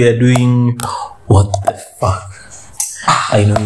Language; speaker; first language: English; non-native, local second language; Luo (Kenya and Tanzania)